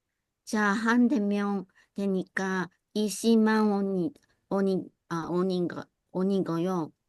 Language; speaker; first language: Korean; non-native, learner; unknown